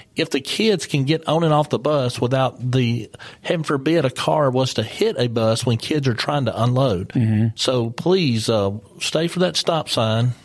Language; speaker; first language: English; native; English